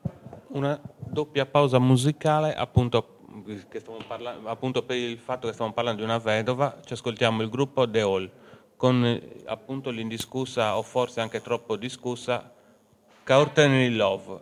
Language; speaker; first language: Italian; native; Italian